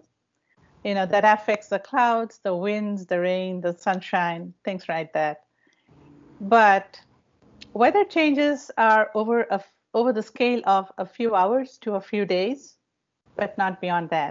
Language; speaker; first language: English; non-native, local second language; Bangla